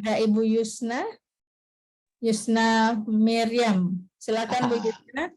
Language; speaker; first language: Malay; native; Malay